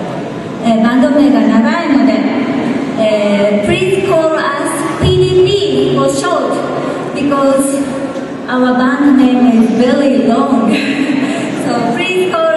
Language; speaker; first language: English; non-native, learner; Japanese